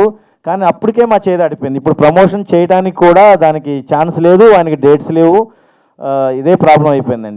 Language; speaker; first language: Telugu; native; Telugu